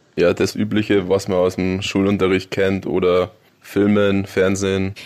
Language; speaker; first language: German; native; German